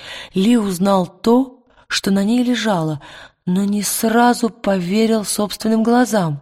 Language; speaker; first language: Russian; native; Russian